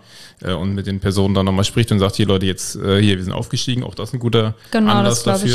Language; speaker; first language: German; native; German